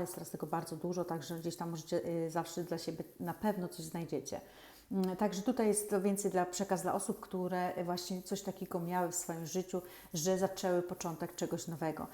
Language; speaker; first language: Polish; native; Polish